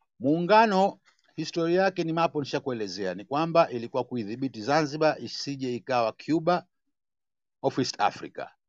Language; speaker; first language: Swahili; native; Swahili